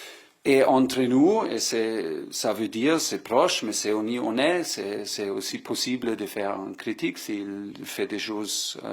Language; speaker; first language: French; non-native, fluent; German